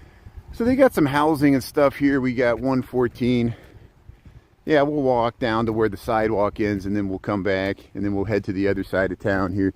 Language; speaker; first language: English; native; English